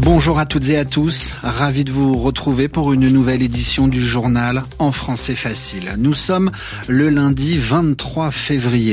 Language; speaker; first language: French; native; French